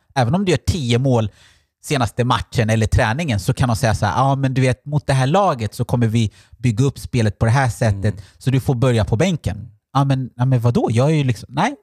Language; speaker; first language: Swedish; early bilingual, other home language; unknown